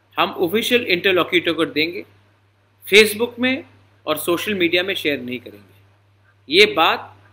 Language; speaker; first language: Hindi; non-native, local second language; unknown